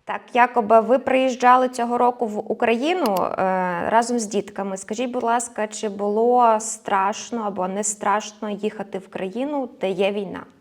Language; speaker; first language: Ukrainian; native; Ukrainian